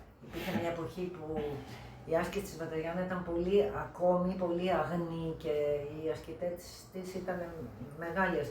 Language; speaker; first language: Greek; native; Greek